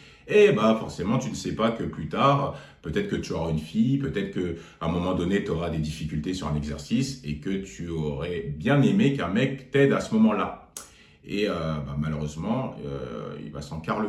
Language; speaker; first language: French; native; French